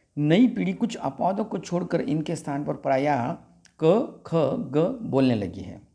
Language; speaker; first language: Hindi; non-native, local second language; Marathi